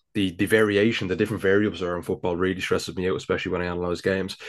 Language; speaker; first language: English; native; English